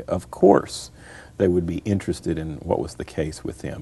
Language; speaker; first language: English; native; English